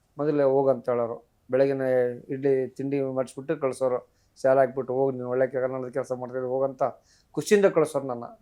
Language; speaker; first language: Kannada; non-native, local second language; Marathi